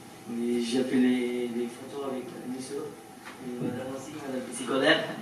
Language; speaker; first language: French; non-native, learner; Hindi